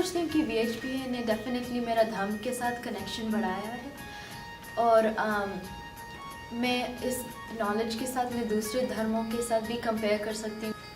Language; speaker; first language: Hindi; early bilingual, heritage; Hindi